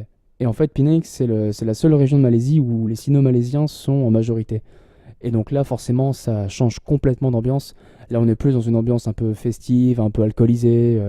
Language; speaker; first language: French; native; French